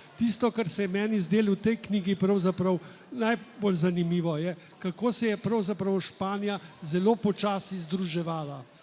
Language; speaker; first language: Slovenian; native; Slovenian